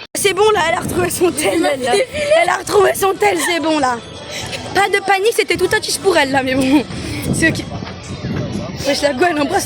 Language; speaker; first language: French; native; French